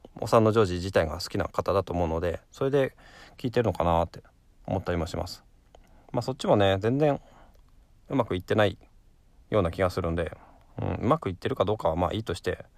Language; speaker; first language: Japanese; native; Japanese